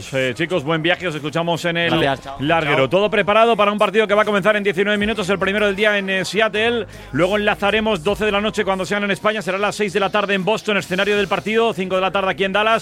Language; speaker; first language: Spanish; native; Spanish